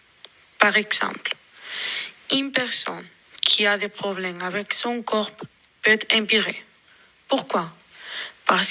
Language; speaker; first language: French; non-native, learner; Spanish